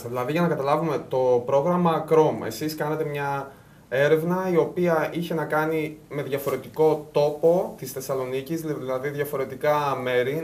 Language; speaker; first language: Greek; native; Greek